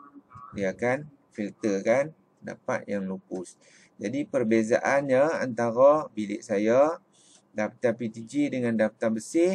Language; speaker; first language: Malay; native; Malay